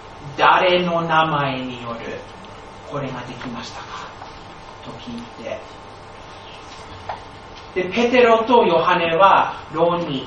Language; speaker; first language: Japanese; non-native, fluent; English